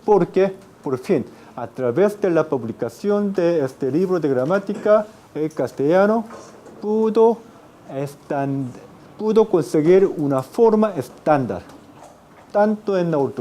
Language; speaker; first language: Spanish; non-native, fluent; Korean